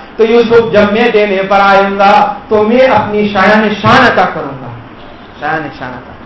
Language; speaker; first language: Urdu; non-native, local second language; Gujarati